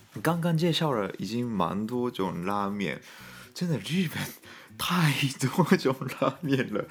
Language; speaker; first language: Chinese; non-native, fluent; Japanese